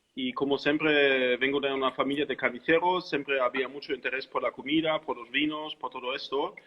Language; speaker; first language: Spanish; non-native, fluent; German